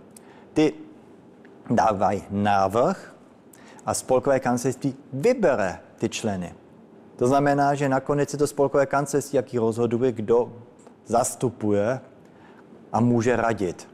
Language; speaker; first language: Czech; early bilingual, heritage; Czech